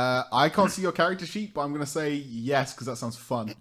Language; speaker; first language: English; native; English